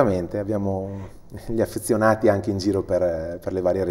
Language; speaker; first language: Italian; native; Italian